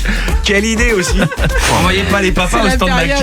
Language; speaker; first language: French; native; French